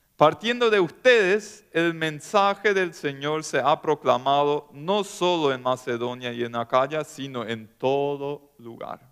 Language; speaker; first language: Spanish; non-native, local second language; German